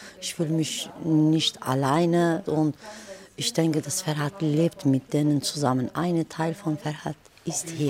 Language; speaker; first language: German; non-native, learner; Turkish